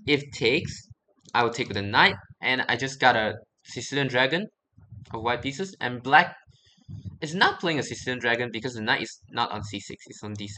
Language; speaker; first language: English; non-native, fluent; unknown